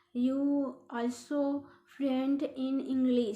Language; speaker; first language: English; non-native, learner; Hindi